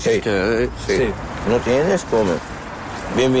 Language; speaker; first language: Spanish; non-native, learner; Arabic